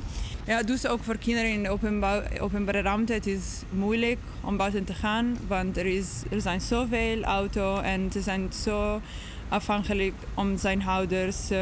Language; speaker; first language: Dutch; non-native, learner; English